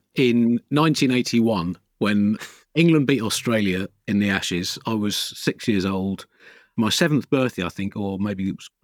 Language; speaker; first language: English; native; English